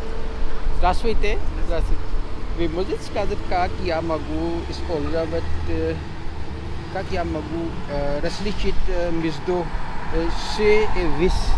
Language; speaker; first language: Russian; non-native, learner; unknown